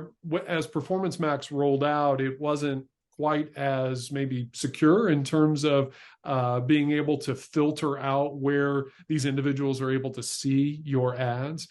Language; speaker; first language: English; native; English